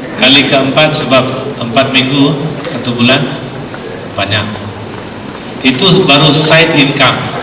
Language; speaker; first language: Malay; non-native, local second language; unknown